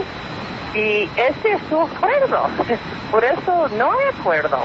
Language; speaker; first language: Spanish; non-native, fluent; English